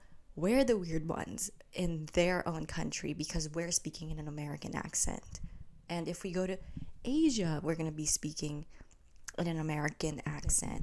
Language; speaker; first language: English; early bilingual, other home language; Filipino